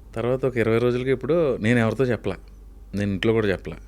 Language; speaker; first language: Telugu; native; Telugu